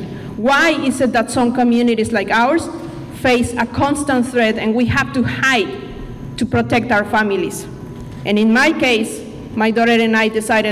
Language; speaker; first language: English; non-native, fluent; Spanish